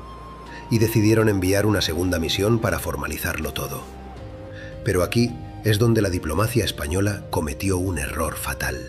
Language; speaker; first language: Spanish; native; Spanish